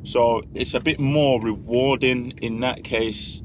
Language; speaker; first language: English; native; English